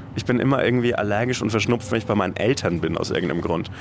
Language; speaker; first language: German; native; German